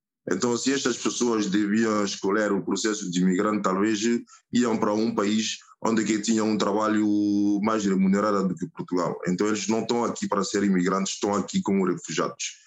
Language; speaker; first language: Portuguese; non-native, fluent; French